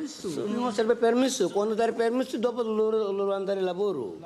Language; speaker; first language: Italian; non-native, learner; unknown